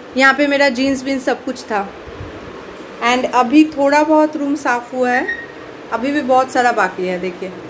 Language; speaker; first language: Hindi; non-native, local second language; Bangla